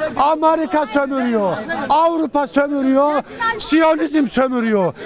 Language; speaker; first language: Turkish; native; Turkish